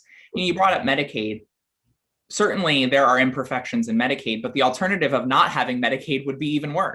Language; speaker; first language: English; native; English